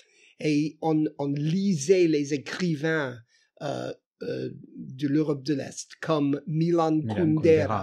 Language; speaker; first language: French; non-native, fluent; English